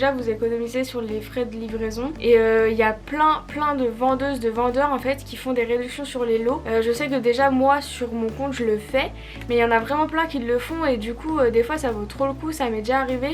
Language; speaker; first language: French; native; French